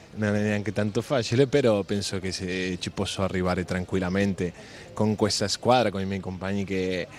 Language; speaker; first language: Italian; non-native, fluent; Spanish